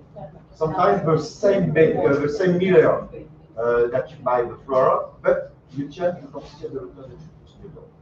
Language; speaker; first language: English; non-native, learner; French